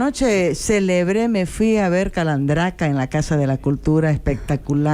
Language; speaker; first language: Spanish; native; Spanish